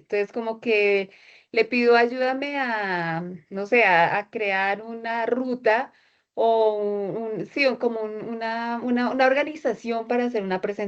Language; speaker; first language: Spanish; native; Spanish